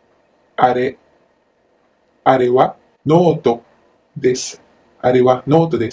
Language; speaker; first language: Japanese; non-native, learner; Filipino